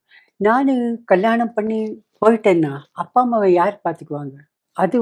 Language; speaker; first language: Tamil; non-native, local second language; Kannada